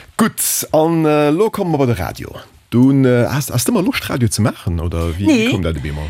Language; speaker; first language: Luxembourgish; native; Luxembourgish